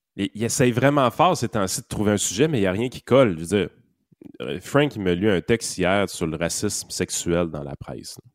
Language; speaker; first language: French; native; French